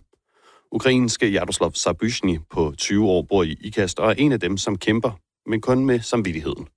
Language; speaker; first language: Danish; native; Danish